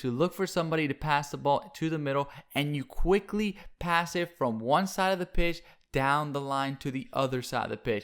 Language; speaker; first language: English; native; English